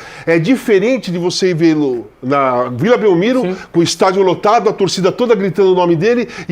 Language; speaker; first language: Portuguese; native; Portuguese